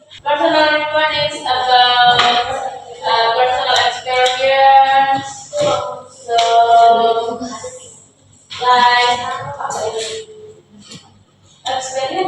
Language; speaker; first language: English; non-native, learner; Indonesian